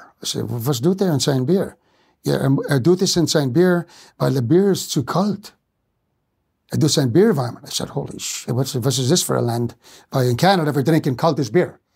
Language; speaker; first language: German; non-native, fluent; English